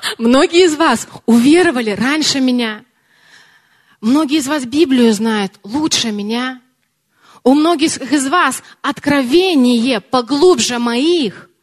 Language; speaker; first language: Russian; early bilingual, heritage; Russian